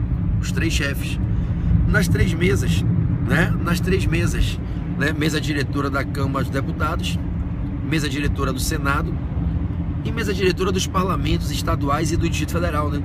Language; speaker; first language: Portuguese; native; Portuguese